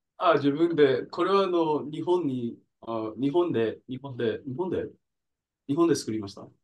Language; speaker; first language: Japanese; non-native, learner; English